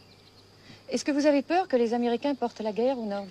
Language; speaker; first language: French; native; French